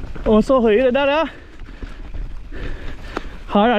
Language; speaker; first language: Norwegian; non-native, learner; Filipino